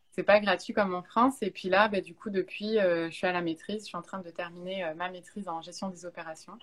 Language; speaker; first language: French; native; French